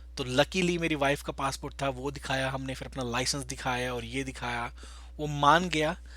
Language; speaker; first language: Hindi; native; Hindi